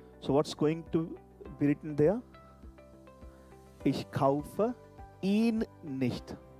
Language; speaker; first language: German; non-native, fluent; Hindi